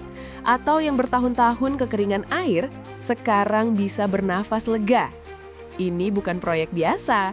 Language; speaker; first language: Malay; native; Malay